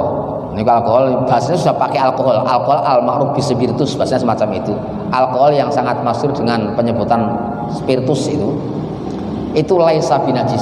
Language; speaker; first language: Indonesian; native; Indonesian